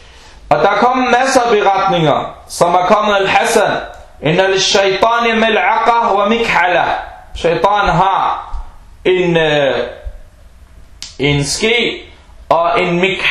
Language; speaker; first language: Danish; non-native, fluent; Arabic